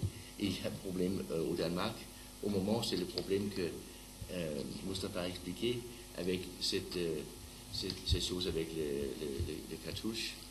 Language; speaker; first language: French; non-native, learner; Danish